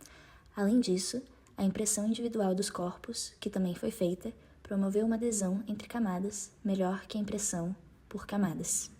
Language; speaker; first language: Portuguese; native; Portuguese